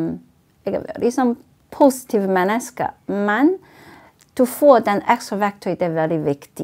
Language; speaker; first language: Norwegian; non-native, fluent; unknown